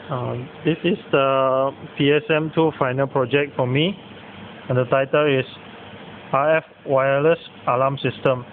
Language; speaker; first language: English; non-native, local second language; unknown